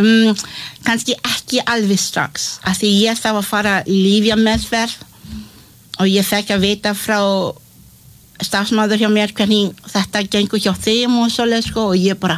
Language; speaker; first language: Icelandic; non-native, learner; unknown